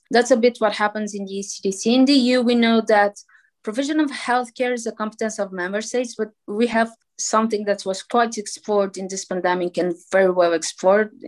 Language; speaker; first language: English; non-native, fluent; Portuguese